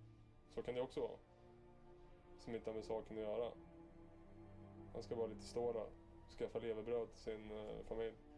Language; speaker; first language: Swedish; native; Swedish